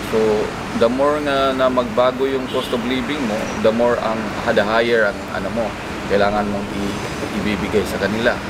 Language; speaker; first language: Filipino; native; Filipino